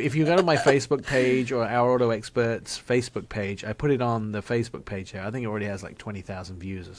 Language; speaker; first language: English; native; English